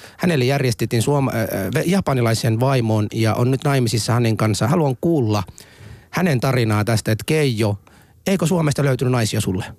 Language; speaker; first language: Finnish; non-native, fluent; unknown